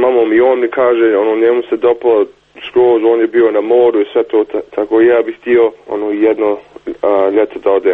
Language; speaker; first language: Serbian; early bilingual, heritage; Bosnian